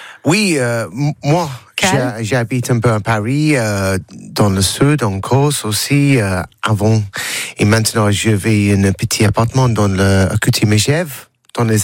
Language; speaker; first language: French; non-native, learner; English